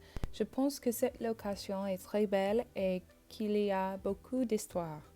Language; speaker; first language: French; non-native, learner; English